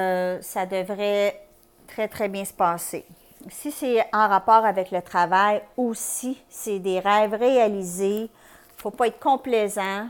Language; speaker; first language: French; native; French